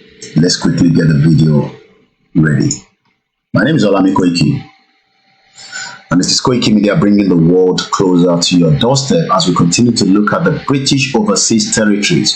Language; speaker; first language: English; non-native, local second language; Yoruba